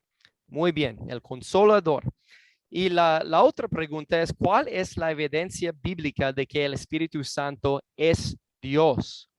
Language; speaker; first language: Spanish; non-native, fluent; English